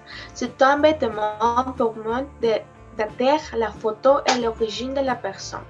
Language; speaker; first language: French; non-native, learner; Spanish